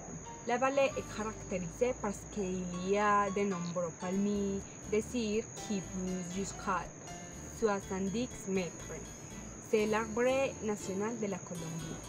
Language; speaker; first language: French; non-native, learner; Spanish